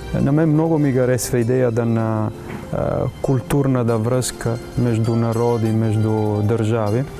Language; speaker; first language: Bulgarian; non-native, fluent; Italian